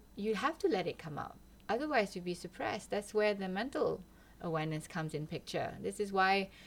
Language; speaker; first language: English; non-native, local second language; Malay